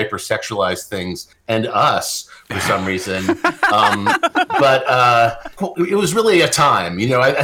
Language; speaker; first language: English; native; English